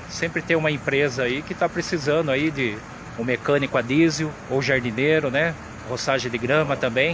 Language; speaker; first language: Portuguese; native; Portuguese